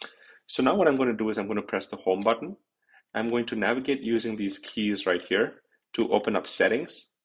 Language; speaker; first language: English; native; English